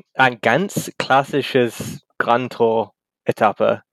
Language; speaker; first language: German; non-native, learner; English